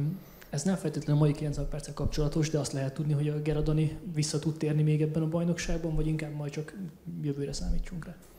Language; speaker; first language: Hungarian; native; Hungarian